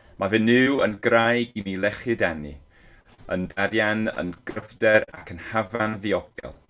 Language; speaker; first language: Welsh; non-native, local second language; English